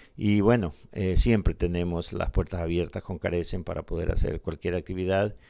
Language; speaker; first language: Spanish; native; Spanish